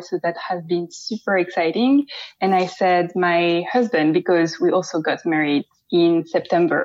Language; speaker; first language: English; non-native, fluent; French